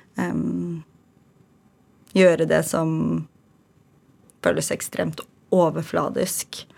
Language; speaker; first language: Norwegian; early bilingual, other home language; Ukrainian